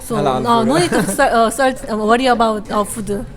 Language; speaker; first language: English; non-native, learner; Korean